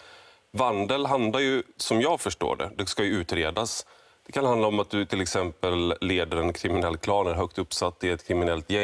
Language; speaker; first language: Swedish; native; Swedish